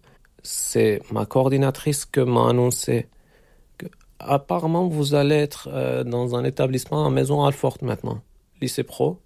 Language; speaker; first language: French; non-native, fluent; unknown